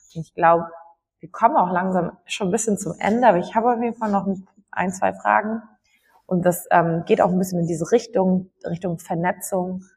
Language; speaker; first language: German; native; German